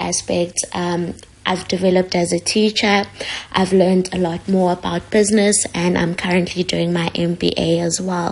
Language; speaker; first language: English; non-native, local second language; Zulu